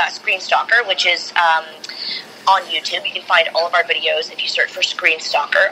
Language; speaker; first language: English; native; English